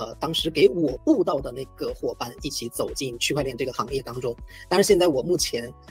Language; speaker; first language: Chinese; native; Chinese